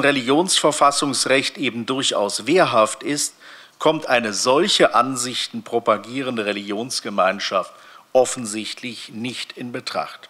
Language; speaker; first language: German; native; German